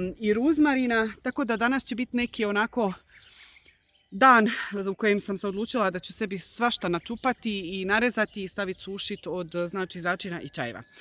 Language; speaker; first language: Bosnian; early bilingual, heritage; Croatian